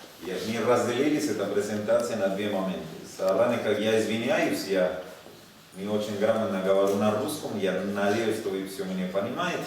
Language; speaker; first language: Russian; non-native, learner; Spanish